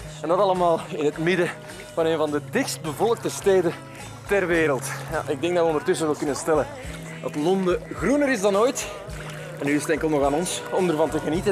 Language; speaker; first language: Dutch; native; Dutch